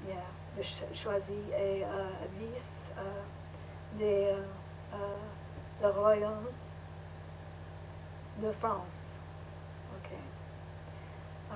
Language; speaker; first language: French; non-native, learner; English